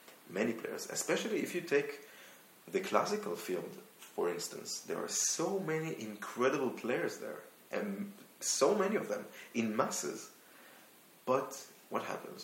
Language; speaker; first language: English; non-native, fluent; Hebrew